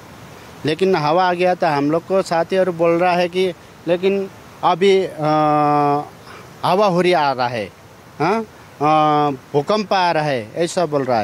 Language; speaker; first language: Hindi; non-native, learner; Nepali